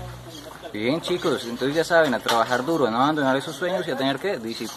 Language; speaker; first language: Spanish; native; Spanish